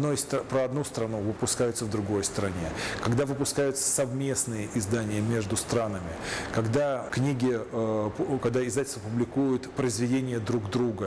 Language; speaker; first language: Russian; native; Russian